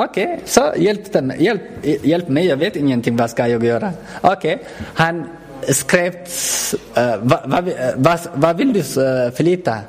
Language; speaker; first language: Swedish; non-native, learner; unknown